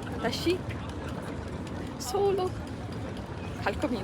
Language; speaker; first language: Korean; non-native, learner; Ukrainian